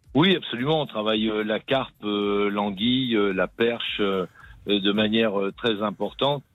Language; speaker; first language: French; native; French